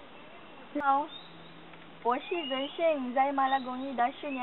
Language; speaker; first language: Chinese; non-native, learner; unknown